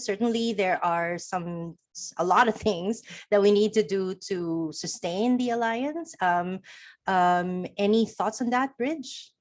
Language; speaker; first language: English; non-native, local second language; Filipino